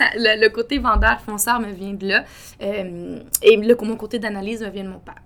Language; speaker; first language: French; native; French